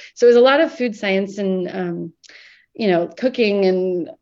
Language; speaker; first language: English; native; English